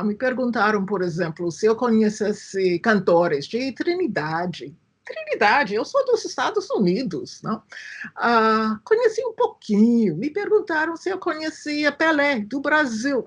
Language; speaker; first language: Portuguese; non-native, fluent; English